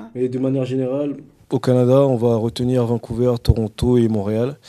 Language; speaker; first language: French; native; French